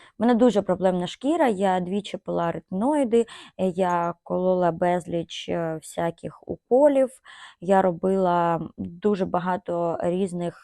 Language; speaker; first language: Ukrainian; non-native, local second language; Russian